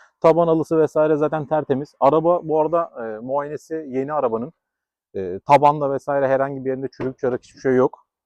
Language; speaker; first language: Turkish; native; Turkish